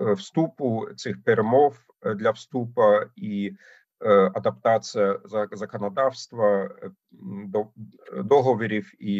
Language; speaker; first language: Ukrainian; non-native, fluent; German